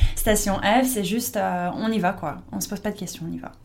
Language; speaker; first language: French; non-native, fluent; English